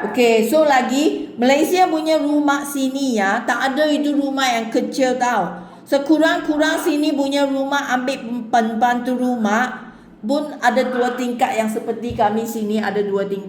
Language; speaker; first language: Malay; non-native, local second language; Chinese